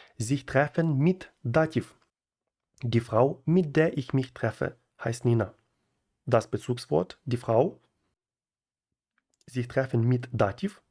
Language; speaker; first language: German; non-native, fluent; Ukrainian